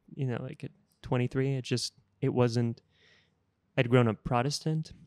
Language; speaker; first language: English; early bilingual, other home language; Bulgarian